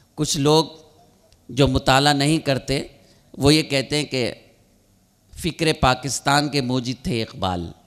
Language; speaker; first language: Urdu; native; Urdu